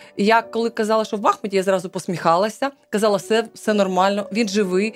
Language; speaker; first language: Ukrainian; non-native, local second language; Russian